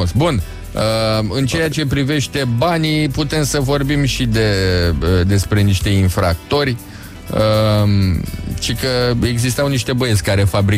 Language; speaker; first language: Romanian; native; Romanian